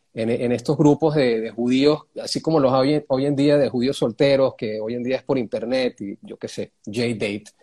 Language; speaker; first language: Spanish; native; Spanish